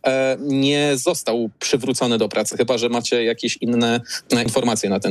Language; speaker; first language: Polish; native; Polish